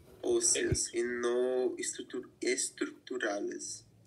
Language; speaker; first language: Spanish; non-native, learner; Portuguese